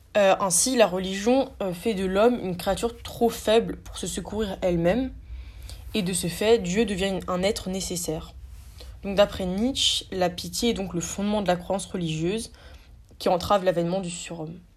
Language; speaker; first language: French; native; French